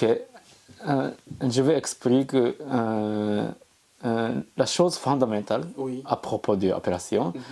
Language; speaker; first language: French; non-native, learner; Japanese